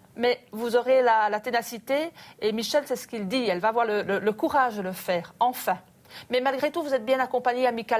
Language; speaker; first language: French; native; French